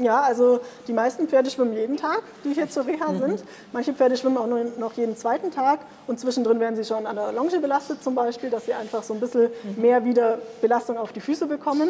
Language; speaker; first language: German; native; German